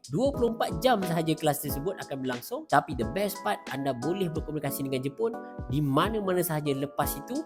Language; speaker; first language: Malay; native; Malay